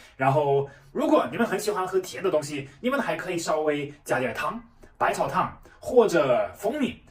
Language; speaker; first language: Chinese; non-native, fluent; German